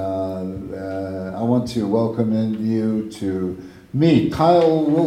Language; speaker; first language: English; early bilingual, other home language; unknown